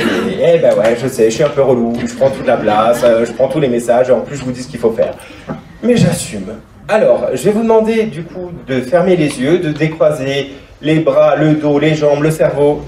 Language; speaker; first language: French; native; French